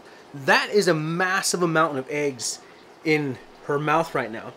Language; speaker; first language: English; native; English